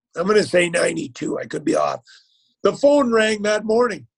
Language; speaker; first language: English; native; English